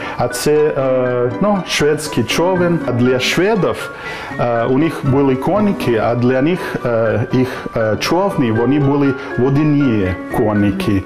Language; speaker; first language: Ukrainian; non-native, learner; English